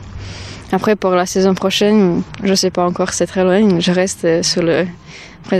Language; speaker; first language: French; non-native, learner; Serbian